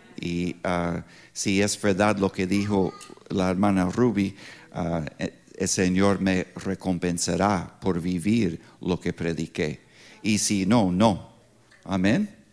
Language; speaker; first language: Spanish; non-native, learner; English